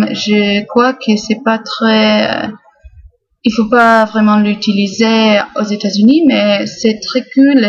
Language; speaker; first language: French; non-native, fluent; English